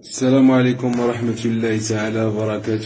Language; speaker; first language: Arabic; native; Arabic